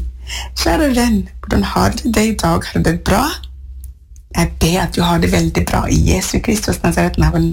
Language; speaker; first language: Norwegian; non-native, fluent; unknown